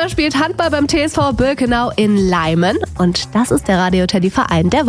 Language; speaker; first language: German; native; German